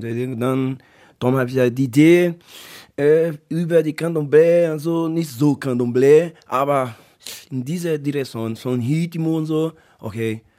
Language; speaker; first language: German; non-native, learner; Portuguese